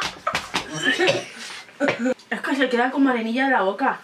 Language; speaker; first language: Spanish; native; Spanish